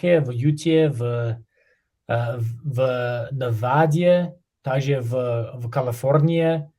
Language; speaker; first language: Russian; non-native, learner; English